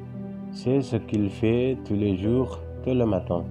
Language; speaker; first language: French; non-native, fluent; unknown